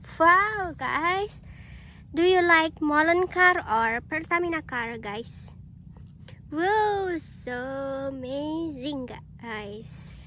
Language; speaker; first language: English; non-native, learner; Indonesian